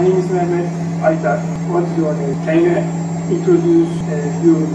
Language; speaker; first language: English; non-native, learner; Turkish